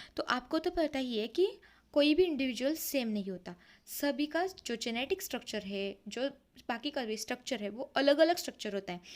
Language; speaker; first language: Hindi; non-native, local second language; Marathi